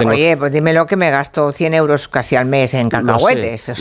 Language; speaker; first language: Spanish; native; Spanish